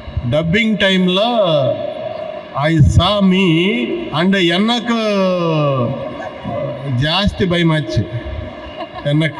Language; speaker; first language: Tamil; non-native, learner; Telugu